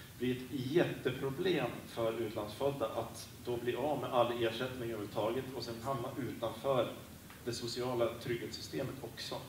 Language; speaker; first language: Swedish; native; Swedish